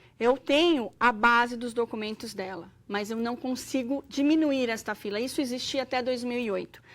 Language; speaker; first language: Portuguese; native; Portuguese